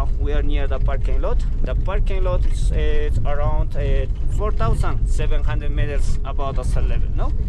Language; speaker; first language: English; non-native, learner; Spanish